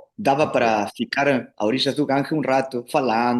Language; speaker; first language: Portuguese; non-native, learner; Spanish